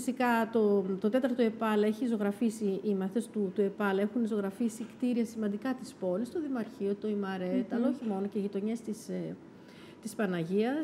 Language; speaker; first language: Greek; native; Greek